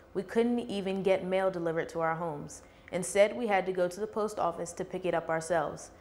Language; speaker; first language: English; native; English